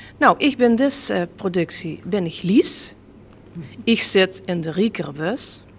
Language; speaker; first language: Dutch; native; Dutch